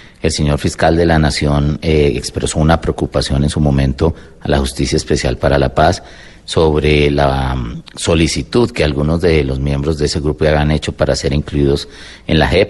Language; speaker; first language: Spanish; native; Spanish